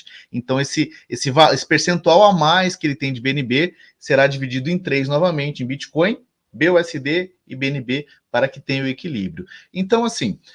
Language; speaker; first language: Portuguese; native; Portuguese